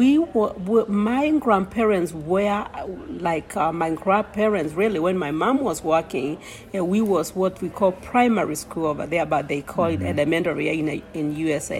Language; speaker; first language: English; non-native, local second language; Kamba